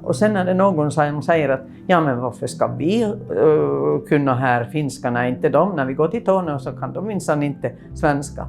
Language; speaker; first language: Swedish; non-native, local second language; Finnish